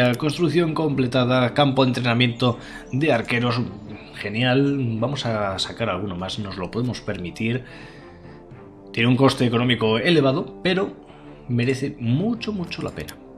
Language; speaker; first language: Spanish; native; Spanish